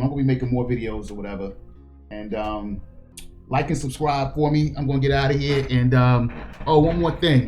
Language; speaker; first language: English; native; English